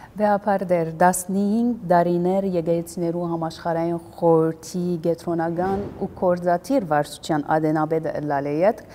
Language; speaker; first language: Armenian; early bilingual, heritage; Armenian